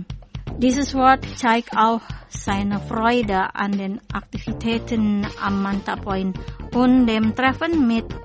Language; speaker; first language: German; non-native, fluent; Indonesian